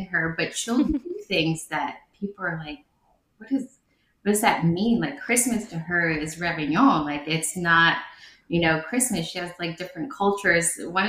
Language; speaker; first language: English; early bilingual, other home language; Vietnamese